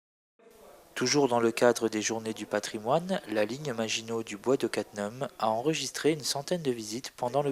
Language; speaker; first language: French; native; French